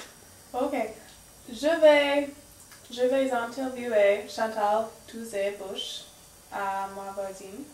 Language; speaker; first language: French; non-native, learner; English